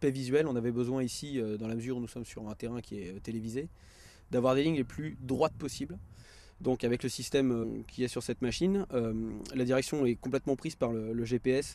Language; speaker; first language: French; native; French